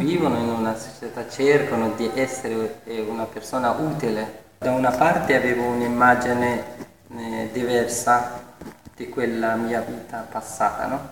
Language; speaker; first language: Italian; non-native, fluent; Persian